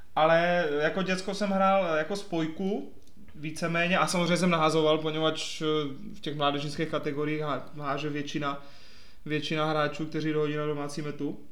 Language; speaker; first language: Czech; native; Czech